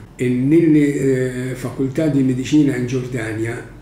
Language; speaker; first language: Italian; non-native, fluent; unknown